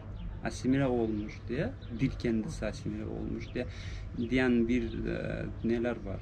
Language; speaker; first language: Turkish; non-native, fluent; Russian